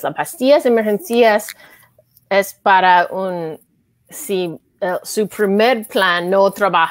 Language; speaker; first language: Spanish; non-native, learner; English